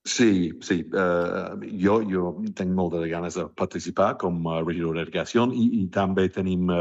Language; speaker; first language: Catalan; non-native, fluent; English